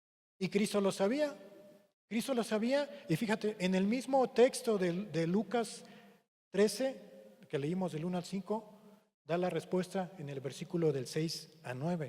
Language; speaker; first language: Spanish; native; Spanish